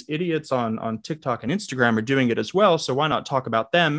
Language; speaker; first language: English; native; English